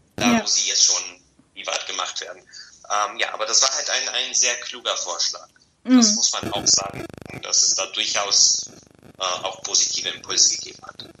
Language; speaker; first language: German; non-native, fluent; Bulgarian